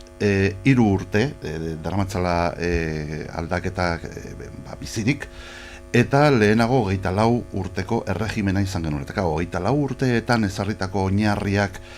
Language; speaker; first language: Basque; non-native, local second language; Spanish